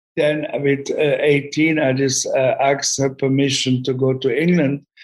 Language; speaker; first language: English; non-native, fluent; German